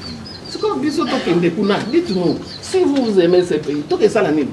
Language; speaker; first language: French; non-native, local second language; Lingala